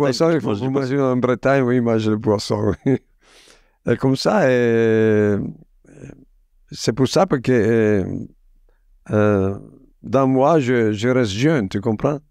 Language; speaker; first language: French; non-native, fluent; Italian